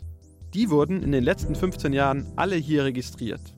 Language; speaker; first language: German; native; German